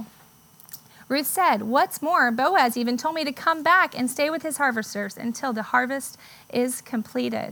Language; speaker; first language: English; native; English